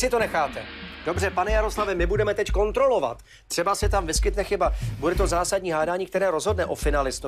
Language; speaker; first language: Czech; native; Czech